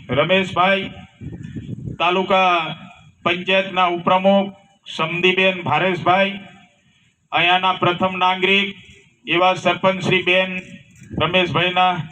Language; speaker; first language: Gujarati; non-native, local second language; Rathawi